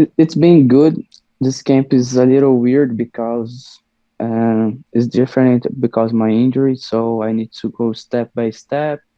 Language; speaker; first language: English; non-native, learner; Portuguese